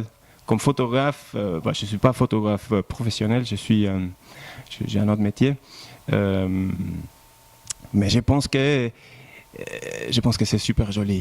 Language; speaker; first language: French; non-native, fluent; Spanish